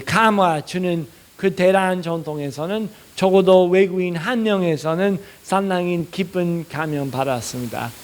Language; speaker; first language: Korean; non-native, fluent; English